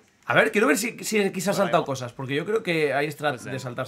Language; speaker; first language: Spanish; native; Spanish